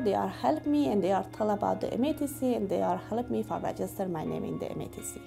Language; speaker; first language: English; non-native, learner; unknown